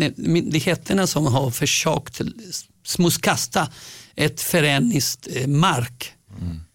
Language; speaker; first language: Swedish; non-native, fluent; Spanish